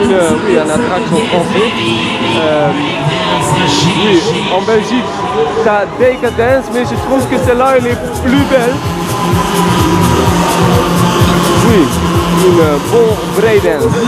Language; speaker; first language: French; non-native, learner; Dutch